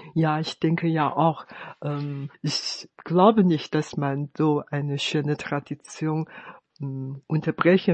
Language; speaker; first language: German; non-native, fluent; Chinese